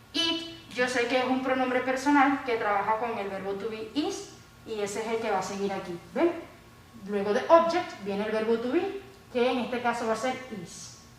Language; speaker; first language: Spanish; native; Spanish